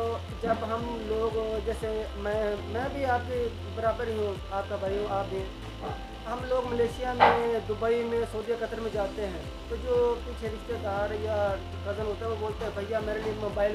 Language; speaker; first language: Hindi; native; Hindi